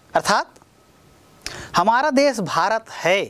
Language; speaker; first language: Hindi; native; Hindi